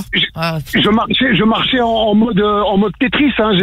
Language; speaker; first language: French; native; French